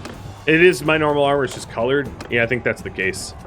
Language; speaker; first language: English; native; English